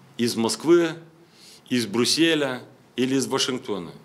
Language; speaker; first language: Russian; native; Russian